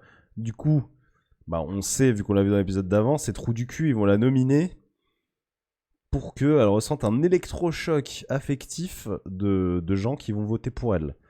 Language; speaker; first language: French; native; French